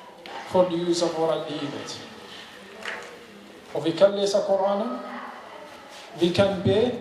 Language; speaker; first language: Swedish; non-native, learner; Arabic